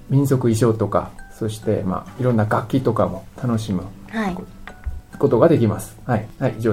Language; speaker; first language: Japanese; non-native, fluent; Korean